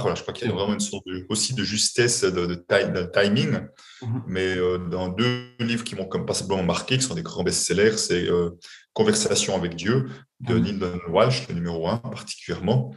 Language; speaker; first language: French; native; French